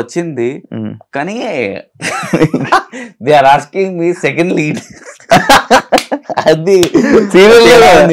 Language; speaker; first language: Telugu; non-native, local second language; Urdu